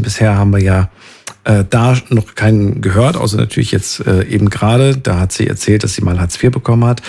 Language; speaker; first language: German; native; German